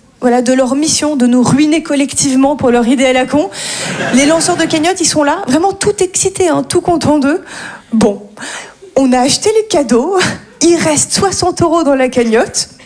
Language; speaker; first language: French; native; French